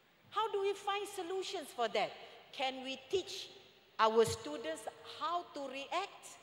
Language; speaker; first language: English; non-native, local second language; Malay